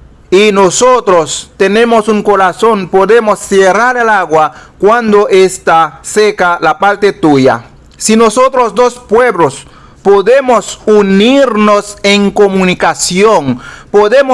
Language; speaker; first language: Spanish; non-native, fluent; Haitian Creole